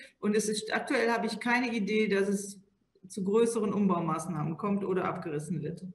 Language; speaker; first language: German; native; German